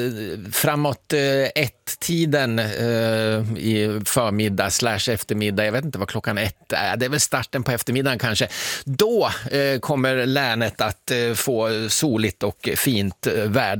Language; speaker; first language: Swedish; native; Swedish